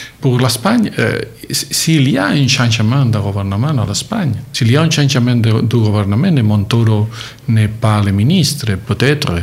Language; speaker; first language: French; non-native, learner; Catalan